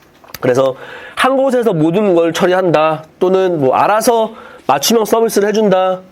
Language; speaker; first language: Korean; native; Korean